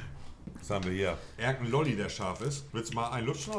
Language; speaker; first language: German; native; German